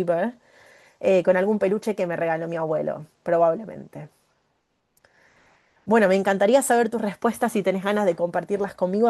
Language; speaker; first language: Spanish; native; Spanish